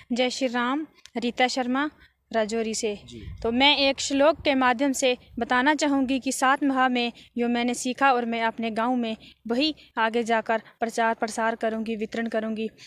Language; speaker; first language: Hindi; non-native, local second language; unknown